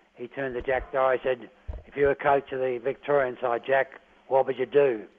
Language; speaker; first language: English; native; English